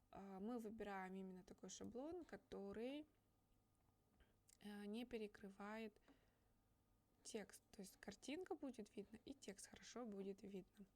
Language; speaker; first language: Russian; native; Russian